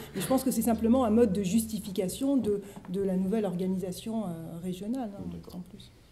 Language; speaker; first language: French; native; French